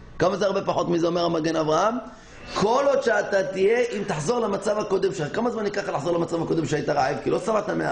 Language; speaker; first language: Hebrew; native; Hebrew